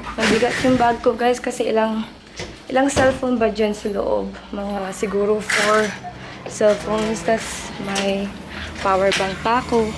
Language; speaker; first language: Filipino; non-native, local second language; Cebuano